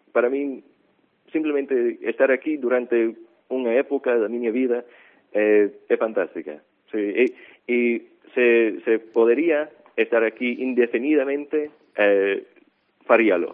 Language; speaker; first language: Galician; non-native, fluent; English